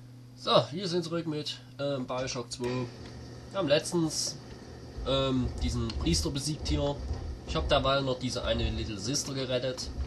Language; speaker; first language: German; native; German